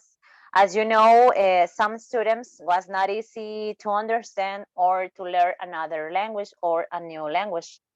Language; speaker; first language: English; non-native, learner; Spanish